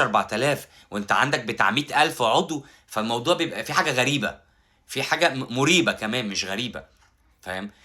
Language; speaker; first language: Arabic; native; Arabic